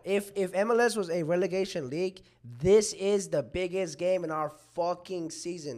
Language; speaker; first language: English; early bilingual, other home language; Spanish